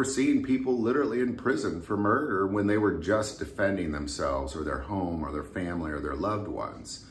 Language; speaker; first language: English; native; English